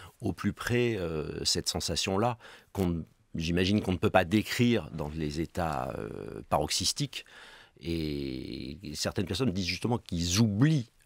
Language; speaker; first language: French; native; French